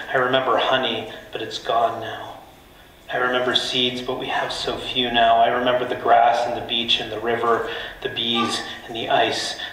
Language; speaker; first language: English; native; English